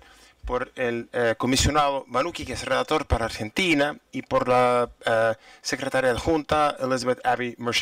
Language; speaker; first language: Spanish; non-native, fluent; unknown